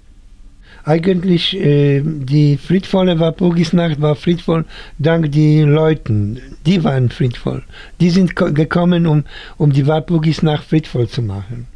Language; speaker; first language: German; non-native, fluent; Polish